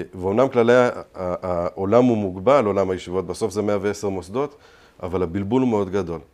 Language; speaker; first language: Hebrew; native; Hebrew